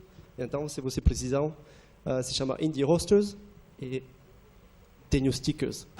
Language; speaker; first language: Portuguese; non-native, fluent; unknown